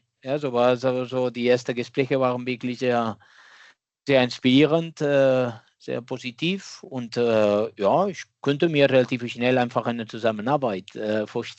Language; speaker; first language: German; non-native, fluent; Catalan